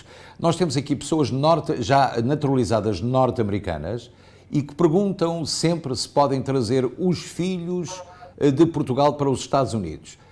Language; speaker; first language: Portuguese; native; Portuguese